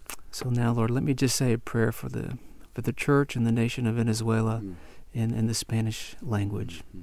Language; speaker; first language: English; native; English